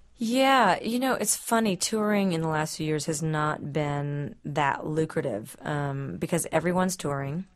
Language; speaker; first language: English; native; English